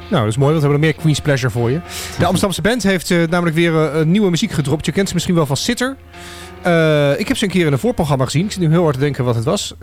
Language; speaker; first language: Dutch; native; Dutch